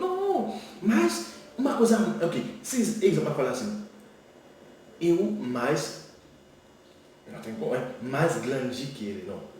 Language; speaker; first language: Portuguese; non-native, learner; Haitian Creole